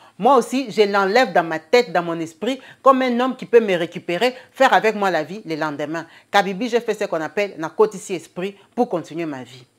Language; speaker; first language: French; non-native, local second language; Lingala